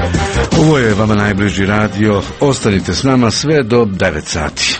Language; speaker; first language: Croatian; native; Croatian